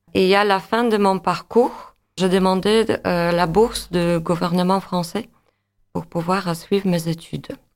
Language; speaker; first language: French; non-native, fluent; Polish